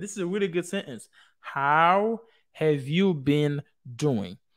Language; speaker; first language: English; non-native, fluent; Haitian Creole